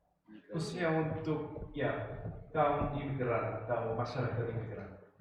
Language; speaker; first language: Indonesian; non-native, fluent; Korean